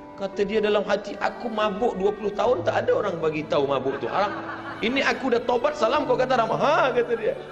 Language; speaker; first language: Malay; native; Malay